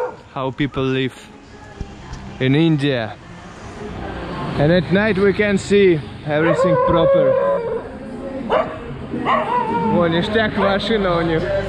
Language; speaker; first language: English; non-native, learner; Russian